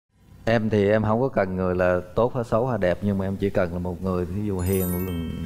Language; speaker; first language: Vietnamese; native; Vietnamese